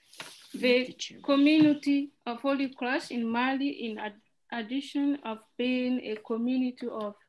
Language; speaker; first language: English; non-native, fluent; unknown